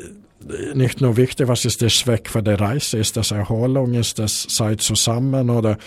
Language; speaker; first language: German; non-native, fluent; Swedish